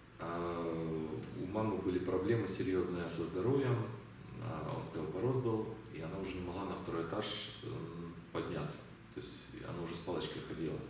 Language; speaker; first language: Russian; native; Russian